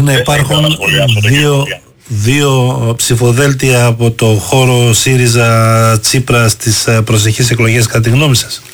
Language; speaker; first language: Greek; native; Greek